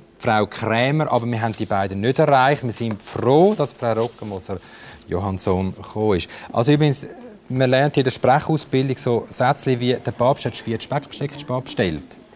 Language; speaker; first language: German; native; German